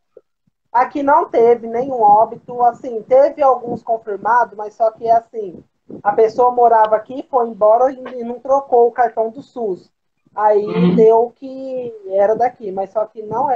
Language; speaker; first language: Portuguese; native; Portuguese